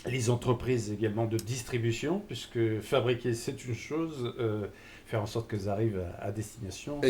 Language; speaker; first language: French; native; French